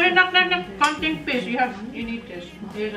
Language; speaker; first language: English; non-native, local second language; Bikol